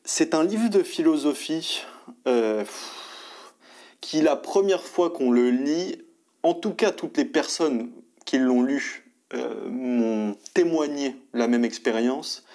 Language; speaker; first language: French; native; French